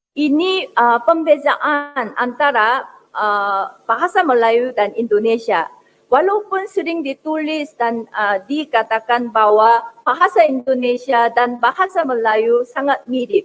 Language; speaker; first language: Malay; non-native, fluent; Korean